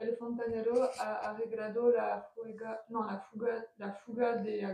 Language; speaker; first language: Spanish; non-native, learner; French